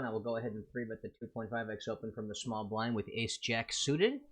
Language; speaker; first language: English; native; English